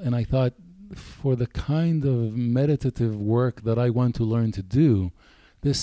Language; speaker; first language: English; non-native, fluent; Hebrew